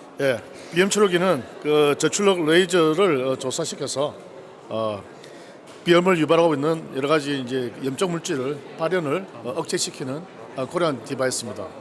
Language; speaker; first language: Korean; native; Korean